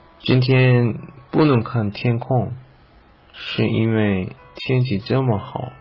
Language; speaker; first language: Chinese; non-native, learner; Korean